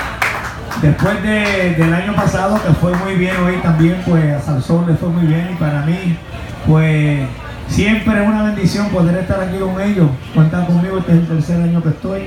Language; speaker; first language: Spanish; native; Spanish